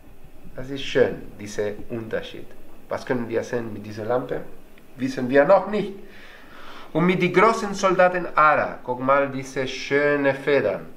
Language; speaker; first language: German; non-native, fluent; Spanish